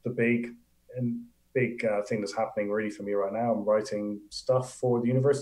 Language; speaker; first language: English; native; English